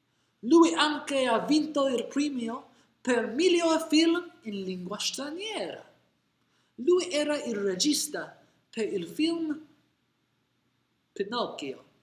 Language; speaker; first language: Italian; non-native, learner; English